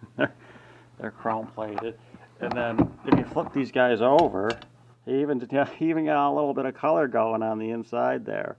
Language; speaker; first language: English; native; English